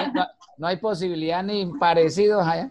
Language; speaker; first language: Spanish; native; Spanish